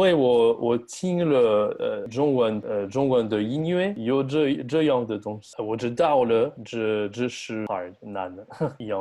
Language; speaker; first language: Chinese; non-native, learner; French